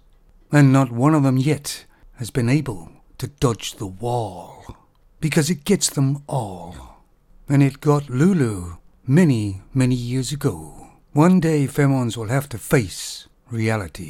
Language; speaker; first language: English; native; English